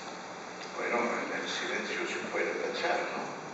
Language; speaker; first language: Spanish; non-native, fluent; Dutch